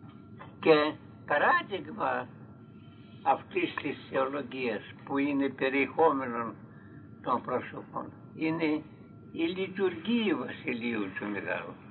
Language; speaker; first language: Greek; non-native, fluent; Russian